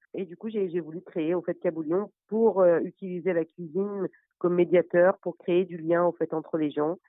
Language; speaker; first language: French; non-native, fluent; Persian